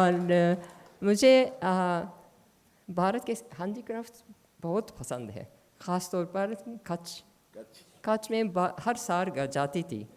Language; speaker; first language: Hindi; non-native, learner; Japanese